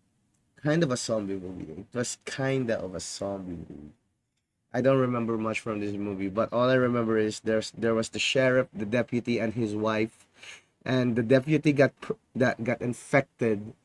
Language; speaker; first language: English; non-native, fluent; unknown